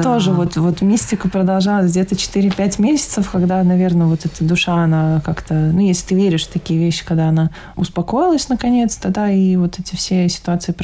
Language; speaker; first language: Russian; native; Russian